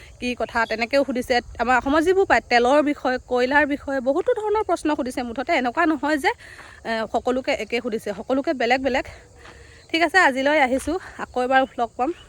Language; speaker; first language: Assamese; native; Assamese